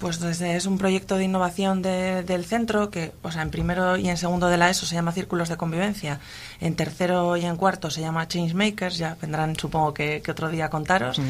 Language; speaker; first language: Spanish; native; Spanish